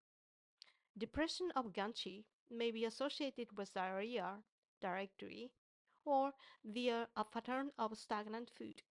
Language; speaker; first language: English; non-native, fluent; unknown